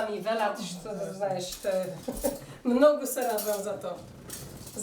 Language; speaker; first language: Macedonian; early bilingual, heritage; Polish